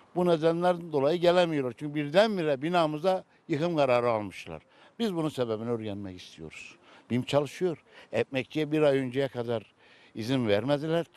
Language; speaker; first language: Turkish; native; Turkish